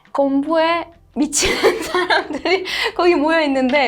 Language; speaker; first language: Korean; non-native, fluent; Persian